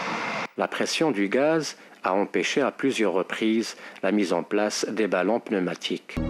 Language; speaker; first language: French; non-native, local second language; Arabic